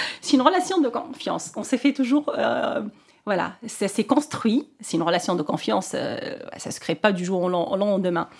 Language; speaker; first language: French; non-native, local second language; Arabic